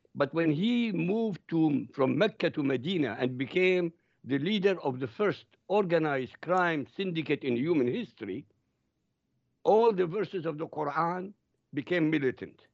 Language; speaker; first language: English; non-native, fluent; Arabic